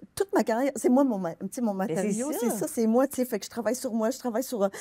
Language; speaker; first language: French; native; French